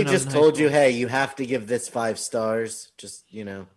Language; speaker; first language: English; native; English